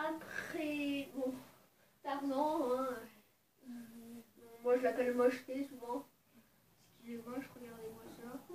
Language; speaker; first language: French; native; French